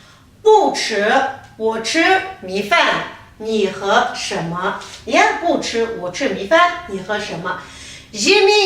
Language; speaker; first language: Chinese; non-native, fluent; Kazakh